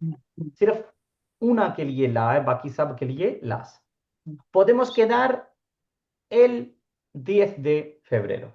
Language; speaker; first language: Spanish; non-native, fluent; Urdu